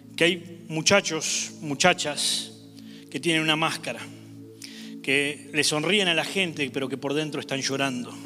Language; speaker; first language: Spanish; native; Spanish